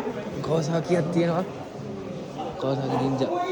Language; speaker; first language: Japanese; non-native, learner; Sinhala